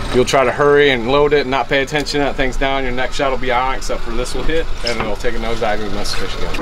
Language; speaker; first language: English; native; English